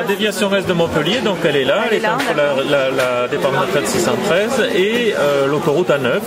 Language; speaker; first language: French; native; French